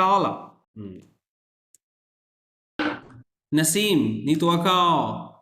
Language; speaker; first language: Chinese; non-native, fluent; Urdu